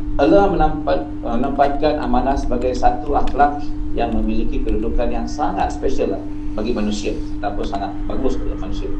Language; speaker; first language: Malay; native; Malay